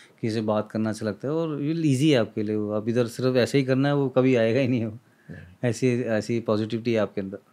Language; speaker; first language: Hindi; native; Hindi